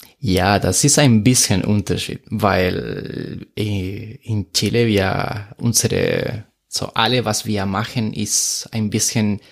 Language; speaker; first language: German; non-native, fluent; Spanish